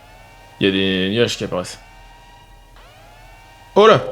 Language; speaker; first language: French; native; French